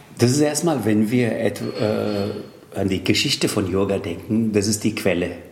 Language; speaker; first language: German; non-native, fluent; Tamil